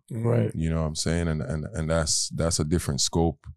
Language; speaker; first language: English; native; English